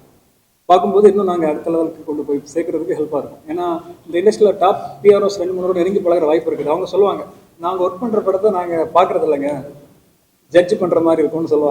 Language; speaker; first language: Tamil; native; Tamil